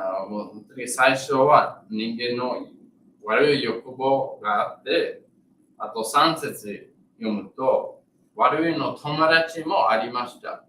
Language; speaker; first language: Japanese; non-native, learner; English